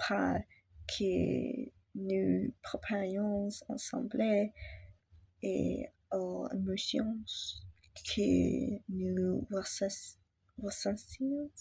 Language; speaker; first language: French; non-native, learner; English